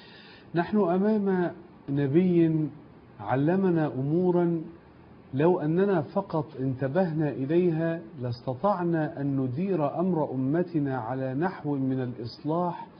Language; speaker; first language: Arabic; native; Arabic